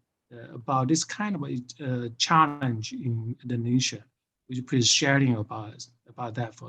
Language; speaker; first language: English; non-native, fluent; Chinese